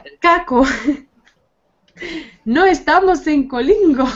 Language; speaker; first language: Spanish; native; Spanish